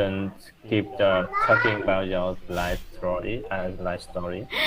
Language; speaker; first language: English; non-native, learner; Vietnamese